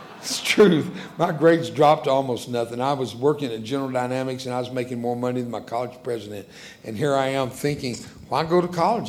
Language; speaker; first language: English; early bilingual, other home language; Spanish